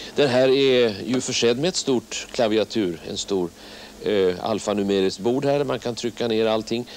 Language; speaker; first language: Swedish; native; Swedish